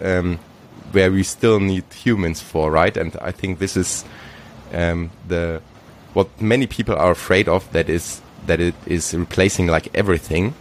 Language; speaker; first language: English; non-native, fluent; German